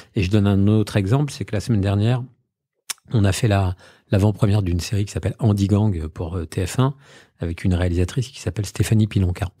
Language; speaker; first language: French; native; French